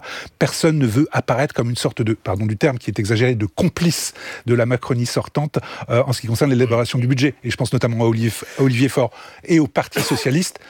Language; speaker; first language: French; native; French